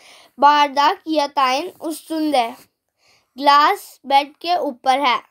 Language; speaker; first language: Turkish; non-native, fluent; Urdu